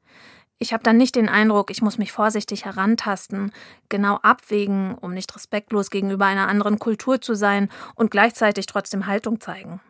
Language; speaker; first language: German; native; German